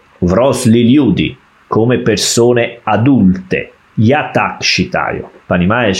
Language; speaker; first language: Russian; non-native, fluent; Italian